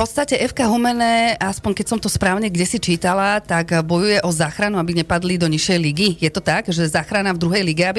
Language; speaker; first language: Slovak; native; Slovak